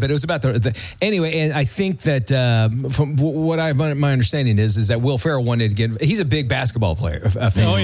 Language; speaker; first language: English; native; English